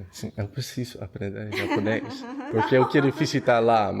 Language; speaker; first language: Portuguese; non-native, learner; English